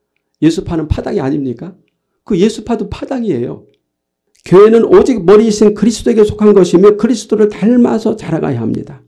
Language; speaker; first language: Korean; native; Korean